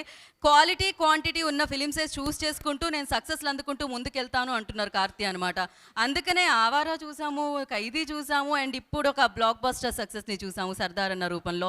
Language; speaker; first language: Telugu; native; Telugu